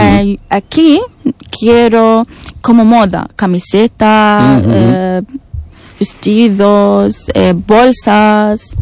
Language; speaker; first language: Spanish; non-native, learner; Arabic